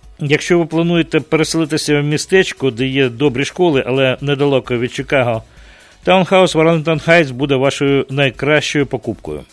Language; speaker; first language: Ukrainian; native; Ukrainian